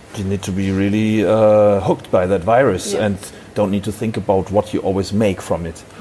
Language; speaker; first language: English; non-native, fluent; German